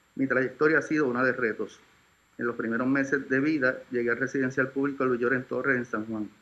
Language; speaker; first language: Spanish; native; Spanish